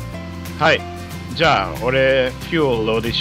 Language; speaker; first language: Japanese; non-native, fluent; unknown